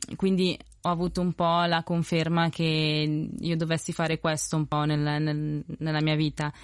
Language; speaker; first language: Italian; early bilingual, other home language; Spanish